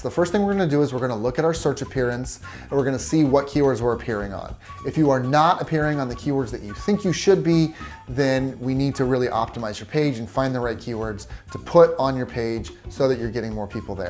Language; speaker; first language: English; native; English